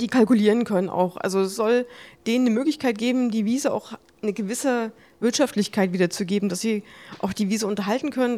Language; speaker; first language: German; native; German